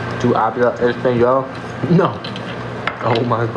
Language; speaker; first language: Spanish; non-native, learner; English